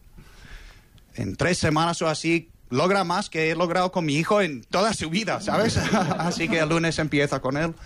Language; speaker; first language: Spanish; non-native, fluent; English